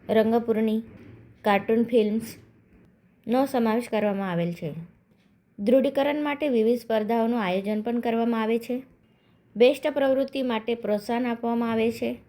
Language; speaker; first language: Gujarati; non-native, local second language; Marathi